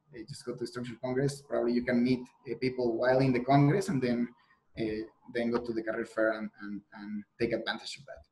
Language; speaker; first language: English; non-native, fluent; Spanish